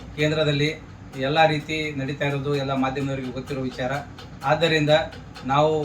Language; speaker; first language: Kannada; non-native, local second language; Lambadi